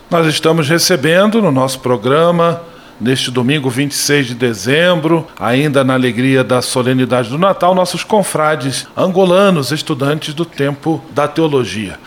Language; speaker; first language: Portuguese; native; Portuguese